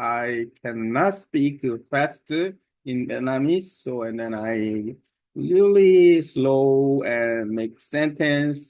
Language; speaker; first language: English; non-native, learner; Korean